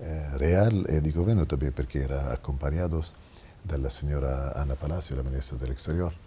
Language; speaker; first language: Spanish; non-native, fluent; Arabic